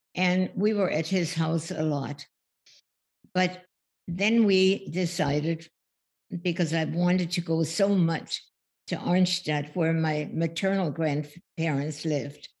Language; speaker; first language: English; early bilingual, other home language; German